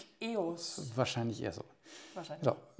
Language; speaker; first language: German; native; German